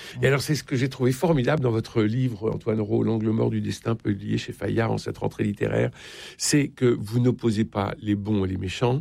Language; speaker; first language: French; native; French